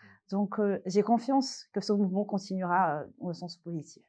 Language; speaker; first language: French; non-native, local second language; Malagasy